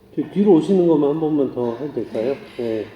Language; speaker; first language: Korean; native; Korean